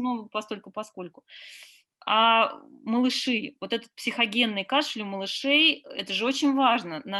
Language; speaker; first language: Russian; native; Russian